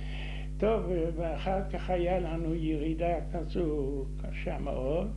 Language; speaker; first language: Hebrew; non-native, fluent; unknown